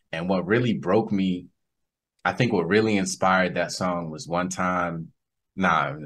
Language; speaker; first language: English; native; English